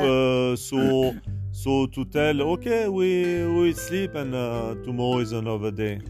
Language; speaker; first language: English; non-native, learner; French